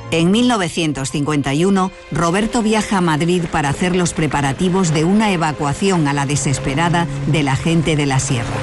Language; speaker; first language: Spanish; native; Spanish